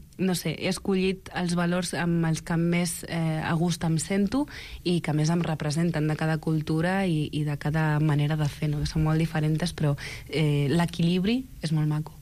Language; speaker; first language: Catalan; early bilingual, other home language; Arabic